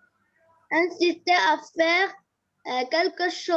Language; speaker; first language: French; non-native, learner; Arabic